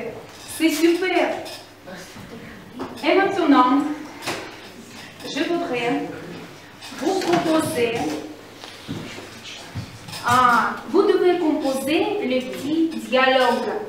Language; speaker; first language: French; non-native, fluent; Russian